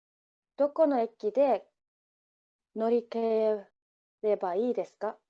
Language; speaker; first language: Japanese; non-native, learner; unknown